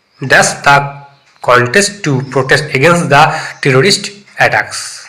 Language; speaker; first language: English; non-native, local second language; Bangla